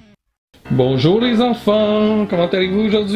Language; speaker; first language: French; native; French